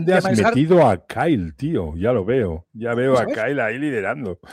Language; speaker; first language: Spanish; native; Spanish